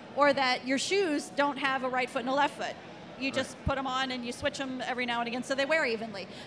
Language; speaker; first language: English; native; English